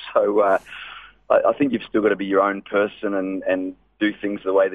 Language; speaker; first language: English; native; English